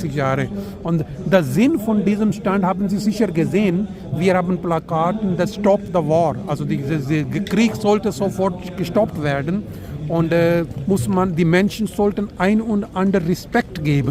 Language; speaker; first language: German; non-native, learner; Urdu